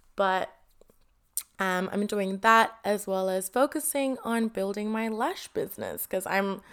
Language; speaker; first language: English; non-native, fluent; Indonesian